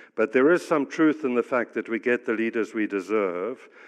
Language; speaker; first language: English; native; English